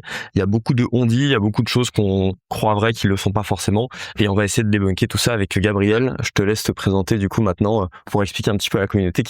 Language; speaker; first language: French; native; French